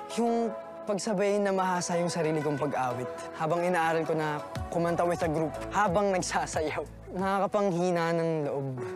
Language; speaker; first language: Filipino; native; Filipino